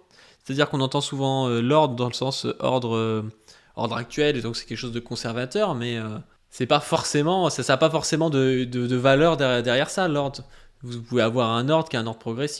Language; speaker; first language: French; native; French